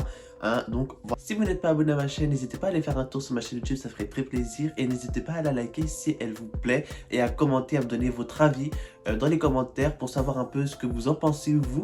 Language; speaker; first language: French; native; French